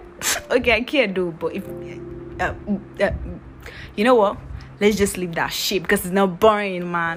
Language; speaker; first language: English; non-native, local second language; Yoruba